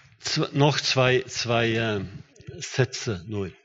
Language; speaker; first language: German; non-native, fluent; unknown